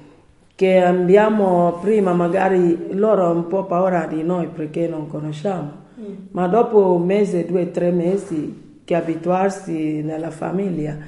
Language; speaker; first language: Italian; non-native, learner; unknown